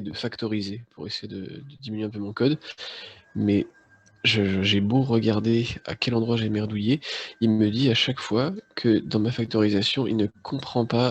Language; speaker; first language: French; native; French